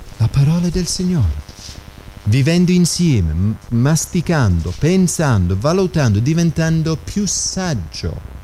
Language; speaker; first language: Italian; non-native, fluent; English